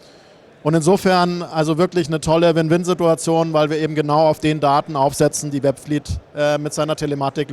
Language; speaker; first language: German; native; German